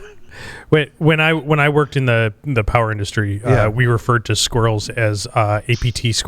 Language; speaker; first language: English; native; English